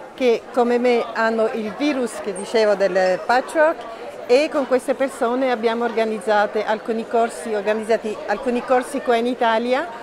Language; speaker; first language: Italian; non-native, fluent; French